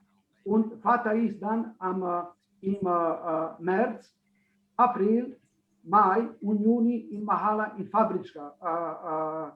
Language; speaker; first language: German; non-native, fluent; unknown